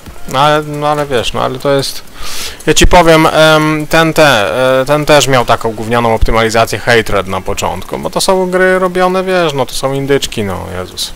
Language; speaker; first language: Polish; native; Polish